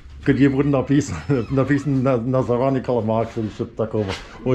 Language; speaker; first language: Russian; non-native, learner; English